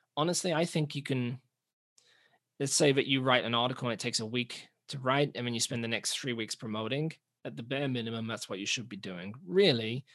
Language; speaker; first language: English; native; English